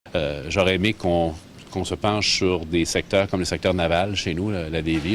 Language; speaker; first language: French; native; French